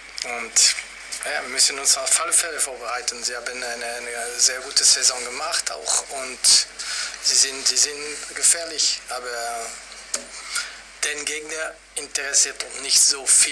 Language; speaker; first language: German; non-native, fluent; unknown